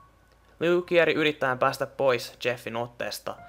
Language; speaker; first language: Finnish; native; Finnish